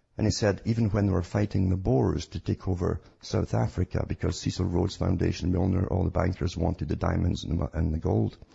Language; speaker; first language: English; native; English